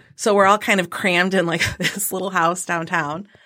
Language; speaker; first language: English; native; English